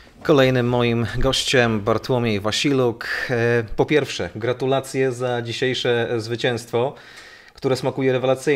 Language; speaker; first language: Polish; native; Polish